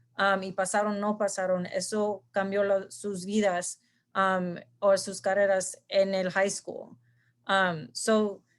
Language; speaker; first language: Spanish; early bilingual, heritage; Spanish